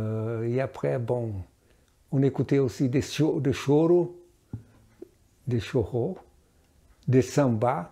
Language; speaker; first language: French; non-native, fluent; Portuguese